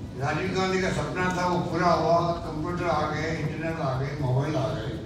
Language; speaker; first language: Hindi; native; Hindi